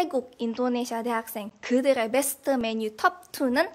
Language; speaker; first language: Korean; non-native, fluent; Indonesian